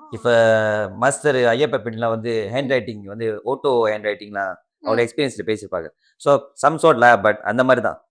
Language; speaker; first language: Tamil; early bilingual, heritage; Tamil